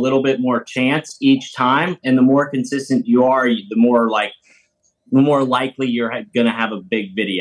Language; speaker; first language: English; native; English